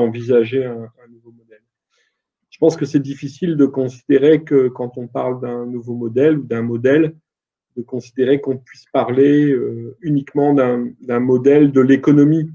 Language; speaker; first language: French; native; French